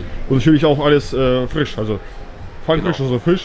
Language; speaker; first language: German; native; German